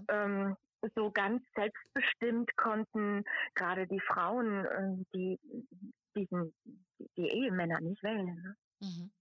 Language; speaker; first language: German; native; German